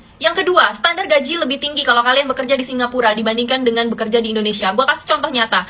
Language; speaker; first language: Indonesian; native; Indonesian